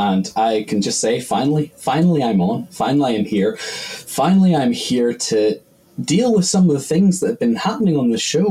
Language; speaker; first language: English; native; English